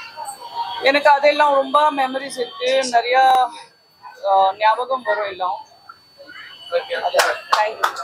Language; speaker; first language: Tamil; non-native, fluent; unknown